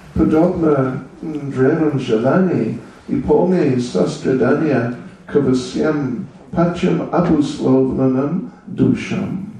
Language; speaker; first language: Russian; non-native, learner; English